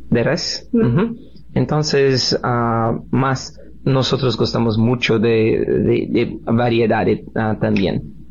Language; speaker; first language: Spanish; non-native, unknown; Portuguese